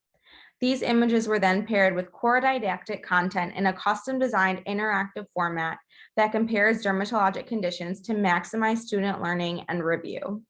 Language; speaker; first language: English; native; English